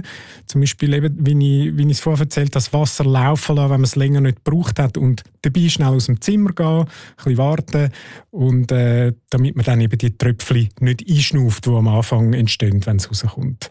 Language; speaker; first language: German; native; German